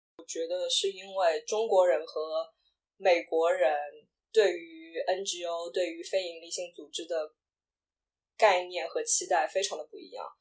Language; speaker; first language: Chinese; native; Chinese